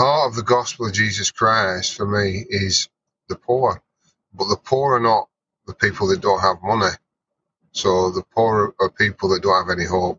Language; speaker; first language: English; native; English